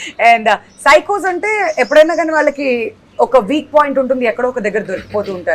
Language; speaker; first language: Telugu; native; Telugu